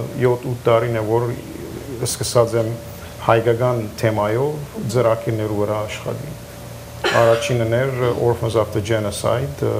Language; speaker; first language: Armenian; native; Armenian